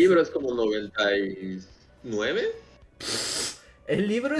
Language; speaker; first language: Spanish; native; Spanish